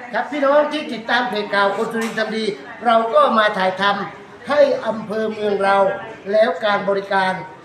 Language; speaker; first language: Thai; native; Thai